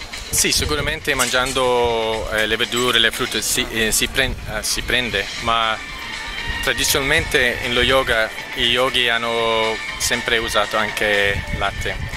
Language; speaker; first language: Italian; non-native, fluent; English